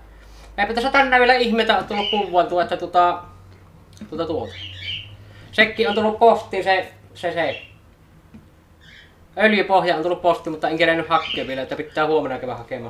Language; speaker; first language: Finnish; native; Finnish